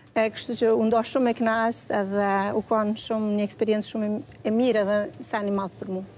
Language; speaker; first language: Albanian; early bilingual, heritage; Albanian